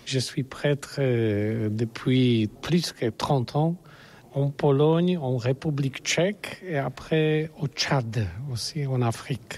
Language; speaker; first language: French; non-native, fluent; Polish